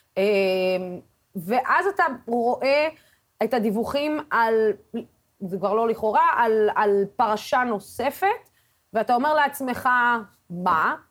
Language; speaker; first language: Hebrew; non-native, local second language; Arabic